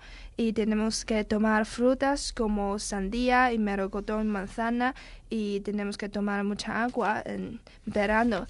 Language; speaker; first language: Spanish; non-native, learner; Chinese